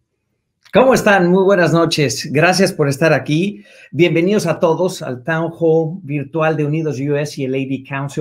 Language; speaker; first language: Spanish; native; Spanish